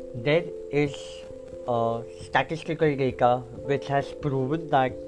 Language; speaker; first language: English; non-native, local second language; Bangla